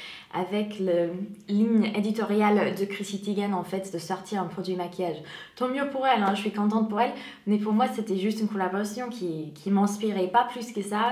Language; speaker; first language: French; non-native, fluent; English